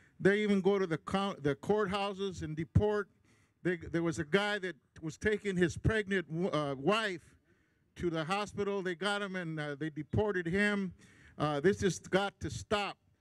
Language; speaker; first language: English; early bilingual, other home language; Spanish